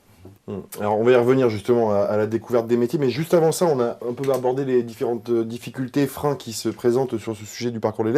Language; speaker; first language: French; native; French